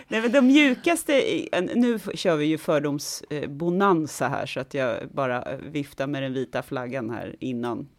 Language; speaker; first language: Swedish; native; Swedish